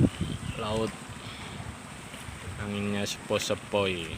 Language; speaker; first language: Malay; non-native, local second language; Javanese